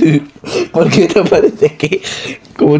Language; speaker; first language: Spanish; native; Spanish